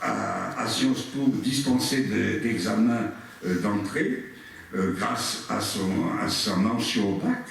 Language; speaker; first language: French; native; French